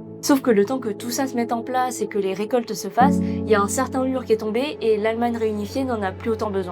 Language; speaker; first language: French; native; French